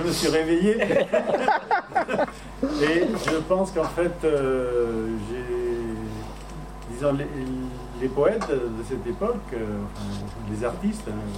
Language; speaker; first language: French; non-native, fluent; Spanish